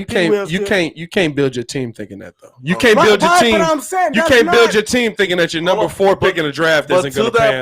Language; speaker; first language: English; native; English